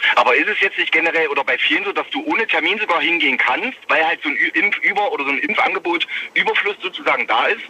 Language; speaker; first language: German; native; German